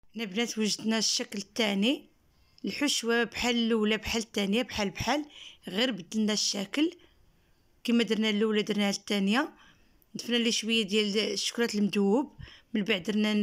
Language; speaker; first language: Arabic; native; Arabic